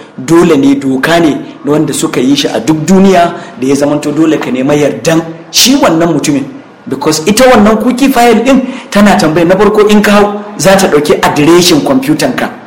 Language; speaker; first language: Hausa; native; Hausa